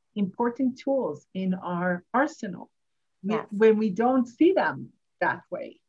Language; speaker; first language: English; non-native, fluent; Hebrew